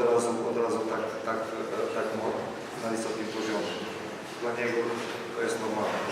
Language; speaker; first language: Polish; non-native, fluent; Slovenian